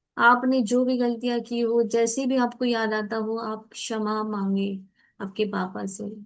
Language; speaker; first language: Hindi; native; Hindi